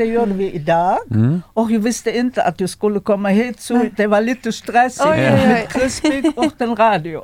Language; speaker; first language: Swedish; non-native, fluent; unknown